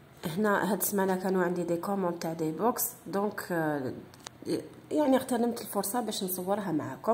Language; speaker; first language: Arabic; native; Arabic